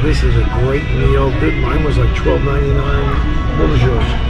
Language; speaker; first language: English; native; English